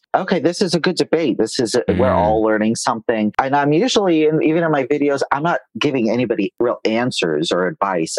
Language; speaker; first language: English; native; English